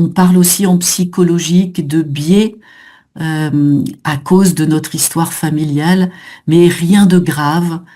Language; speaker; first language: French; native; French